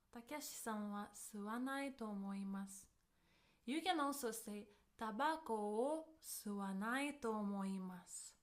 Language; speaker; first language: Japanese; non-native, fluent; English